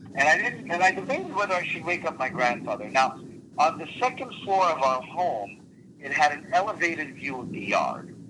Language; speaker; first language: English; early bilingual, other home language; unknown